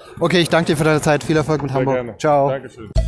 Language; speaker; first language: German; native; German